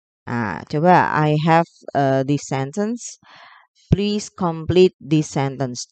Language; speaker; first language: English; non-native, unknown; Indonesian